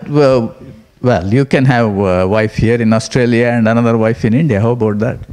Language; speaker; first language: English; non-native, local second language; Kannada